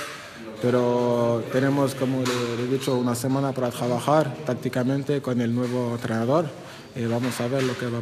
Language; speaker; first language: Spanish; non-native, fluent; French